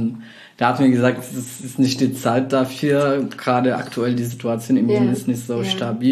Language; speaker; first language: German; non-native, fluent; Arabic